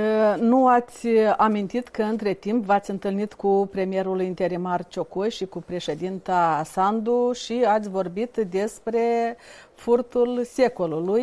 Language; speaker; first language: Romanian; native; Romanian